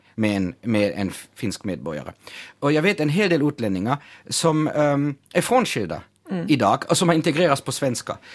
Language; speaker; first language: Swedish; non-native, fluent; German